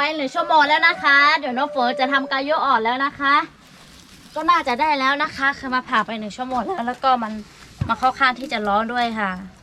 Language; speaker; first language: Thai; non-native, local second language; Lahu